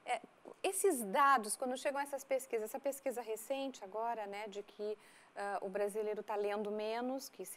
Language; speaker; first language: Portuguese; native; Portuguese